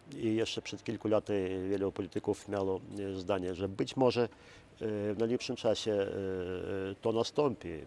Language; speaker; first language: Polish; native; Polish